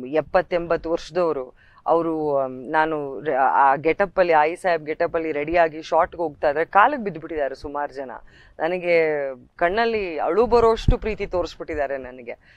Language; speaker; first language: Kannada; native; Kannada